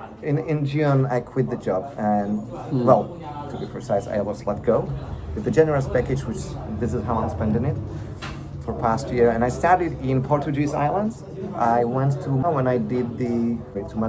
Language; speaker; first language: English; non-native, fluent; Slovak